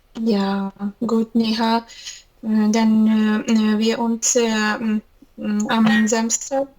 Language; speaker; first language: German; non-native, learner; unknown